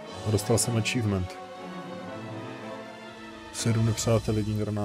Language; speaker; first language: Czech; native; Czech